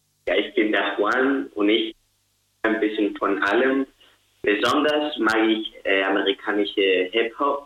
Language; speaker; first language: German; non-native, fluent; Spanish